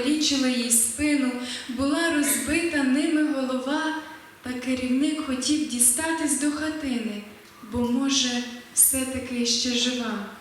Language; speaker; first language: Ukrainian; native; Ukrainian